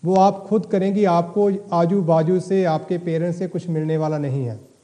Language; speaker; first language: Hindi; native; Hindi